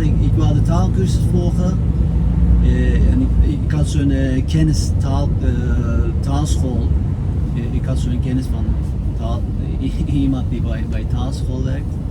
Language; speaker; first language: Dutch; non-native, fluent; Turkish